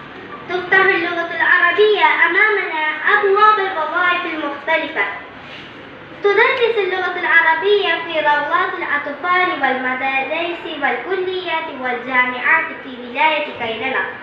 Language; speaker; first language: Arabic; non-native, learner; Malayalam